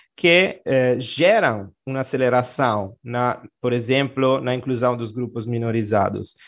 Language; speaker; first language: Portuguese; non-native, fluent; Italian